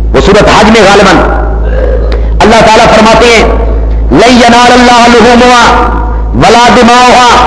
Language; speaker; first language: Urdu; non-native, local second language; Punjabi